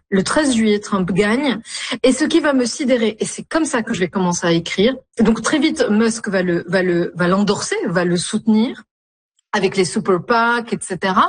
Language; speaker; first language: French; non-native, local second language; Arabic